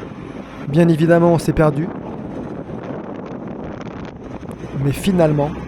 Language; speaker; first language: French; native; French